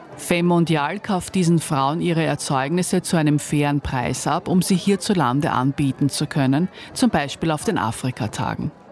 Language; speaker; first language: German; native; German